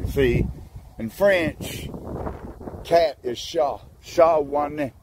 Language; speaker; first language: English; native; English